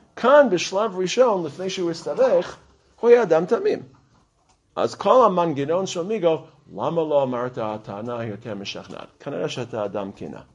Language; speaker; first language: Hebrew; non-native, fluent; English